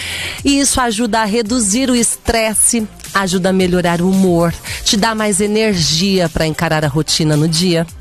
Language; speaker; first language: Portuguese; native; Portuguese